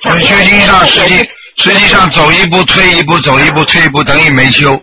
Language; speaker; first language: Chinese; native; Chinese